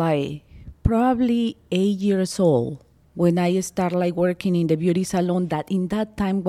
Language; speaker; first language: English; non-native, fluent; Spanish